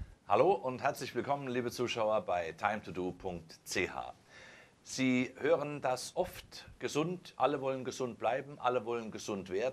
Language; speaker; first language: German; native; German